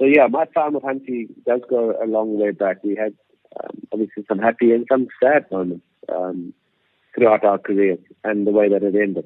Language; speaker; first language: English; native; English